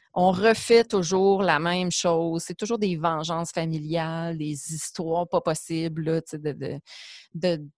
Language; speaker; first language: French; native; French